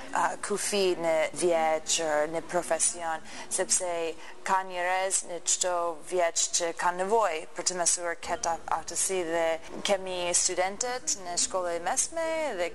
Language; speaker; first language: Albanian; non-native, learner; English